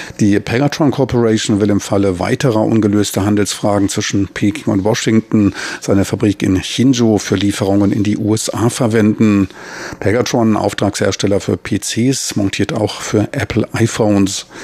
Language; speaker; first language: German; native; German